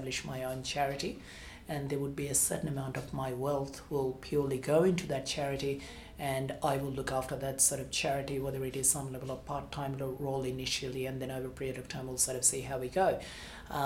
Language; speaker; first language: English; non-native, local second language; Bangla